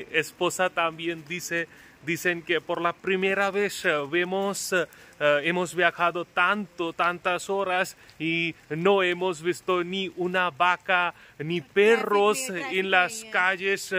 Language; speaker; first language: Spanish; non-native, fluent; Hindi